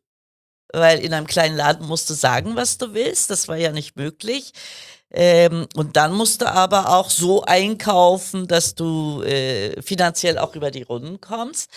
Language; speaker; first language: German; early bilingual, other home language; Kurdish